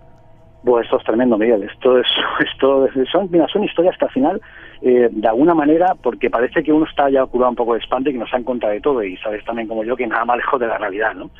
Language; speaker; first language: Spanish; native; Spanish